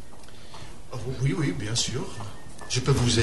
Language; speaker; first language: French; non-native, fluent; English